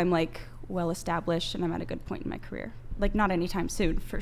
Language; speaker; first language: English; native; English